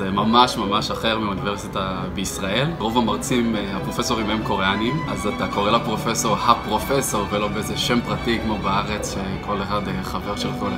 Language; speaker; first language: Hebrew; native; Hebrew